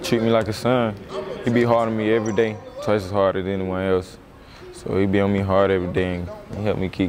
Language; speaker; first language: English; native; English